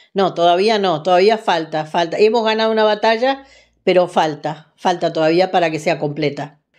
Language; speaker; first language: Spanish; native; Spanish